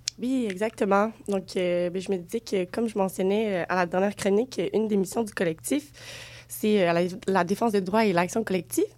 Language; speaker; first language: French; native; French